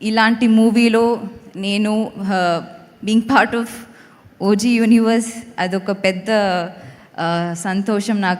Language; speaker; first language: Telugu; non-native, local second language; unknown